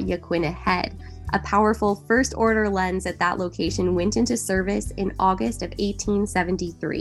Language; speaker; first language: English; native; English